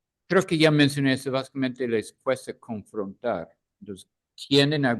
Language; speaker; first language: Spanish; non-native, fluent; English